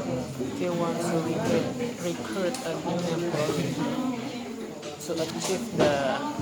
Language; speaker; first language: English; non-native, learner; Indonesian